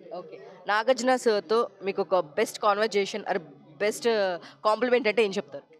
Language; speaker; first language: Telugu; native; Telugu